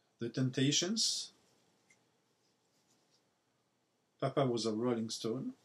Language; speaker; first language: English; non-native, learner; French